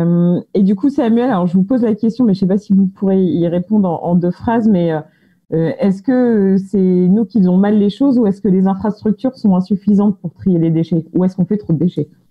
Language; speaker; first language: French; native; French